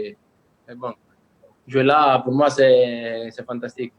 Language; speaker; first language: French; non-native, learner; Italian